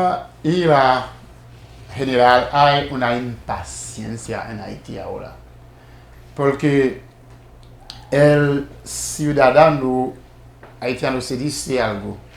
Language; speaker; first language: Spanish; non-native, fluent; Haitian Creole